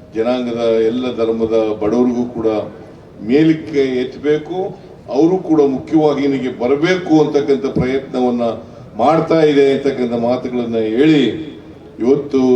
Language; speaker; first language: Kannada; native; Kannada